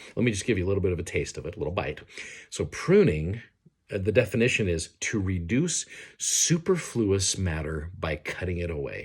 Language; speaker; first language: English; native; English